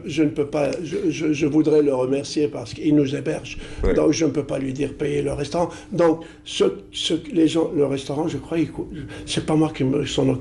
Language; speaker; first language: French; non-native, local second language; Arabic